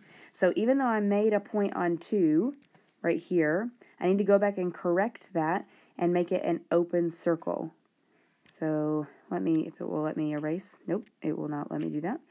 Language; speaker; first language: English; native; English